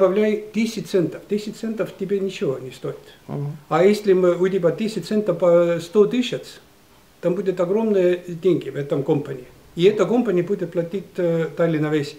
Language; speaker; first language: Russian; non-native, local second language; Estonian